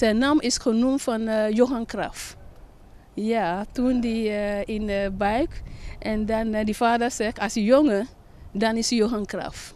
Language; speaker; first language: Dutch; non-native, learner; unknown